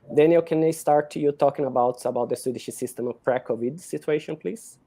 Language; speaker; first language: English; non-native, fluent; Portuguese